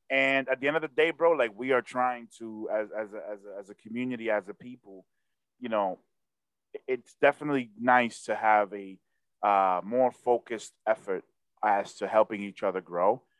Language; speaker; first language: English; early bilingual, other home language; Spanish